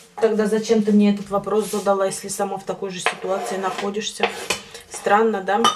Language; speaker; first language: Russian; native; Russian